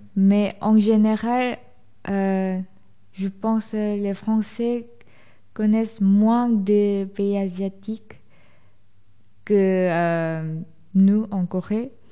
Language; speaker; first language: French; non-native, fluent; Korean